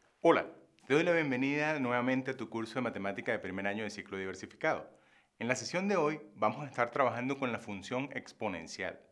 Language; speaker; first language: Spanish; native; Spanish